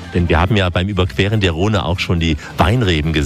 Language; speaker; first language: German; native; German